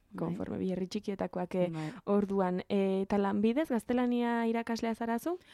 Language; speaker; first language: Basque; native; Basque